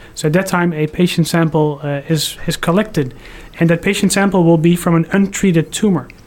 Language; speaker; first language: English; non-native, fluent; Dutch